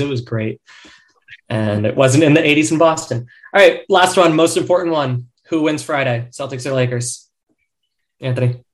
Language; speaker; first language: English; native; English